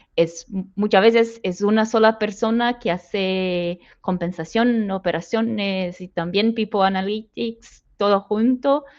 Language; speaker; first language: Spanish; non-native, fluent; Portuguese